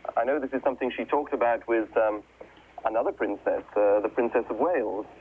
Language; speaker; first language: English; native; English